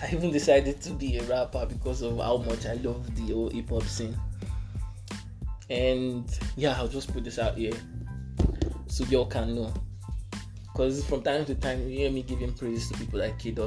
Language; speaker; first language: English; non-native, local second language; Yoruba